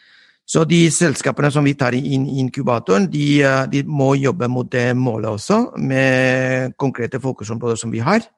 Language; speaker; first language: Norwegian; non-native, fluent; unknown